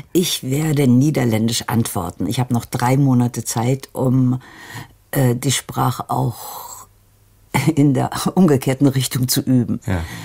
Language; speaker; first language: German; native; German